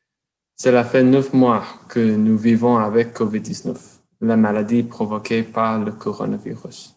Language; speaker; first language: French; non-native, learner; English